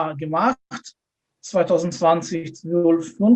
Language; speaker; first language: German; non-native, fluent; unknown